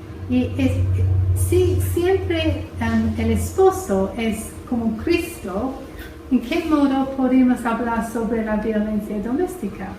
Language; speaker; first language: Spanish; non-native, fluent; English